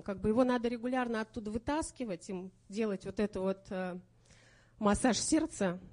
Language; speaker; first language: Russian; native; Russian